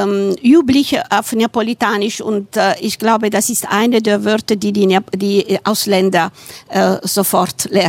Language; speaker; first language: German; non-native, fluent; Italian